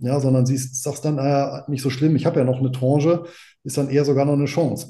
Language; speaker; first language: German; native; German